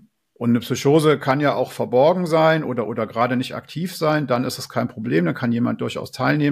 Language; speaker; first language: German; native; German